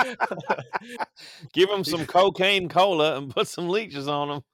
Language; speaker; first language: English; native; English